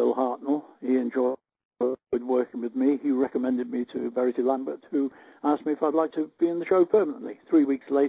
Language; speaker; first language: English; native; English